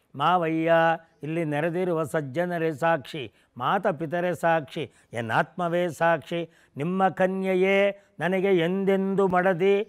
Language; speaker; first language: Kannada; non-native, local second language; Tamil